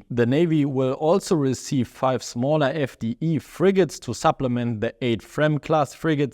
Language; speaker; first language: English; non-native, fluent; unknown